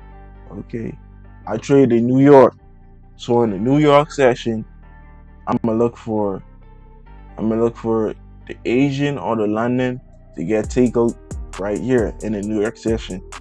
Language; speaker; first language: English; native; English